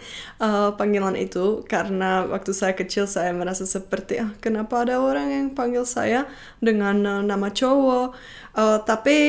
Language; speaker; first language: Indonesian; non-native, fluent; Czech